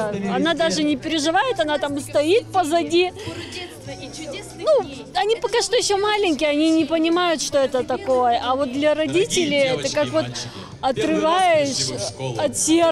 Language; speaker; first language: Russian; native; Russian